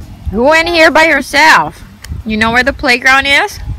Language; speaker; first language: English; non-native, fluent; Indonesian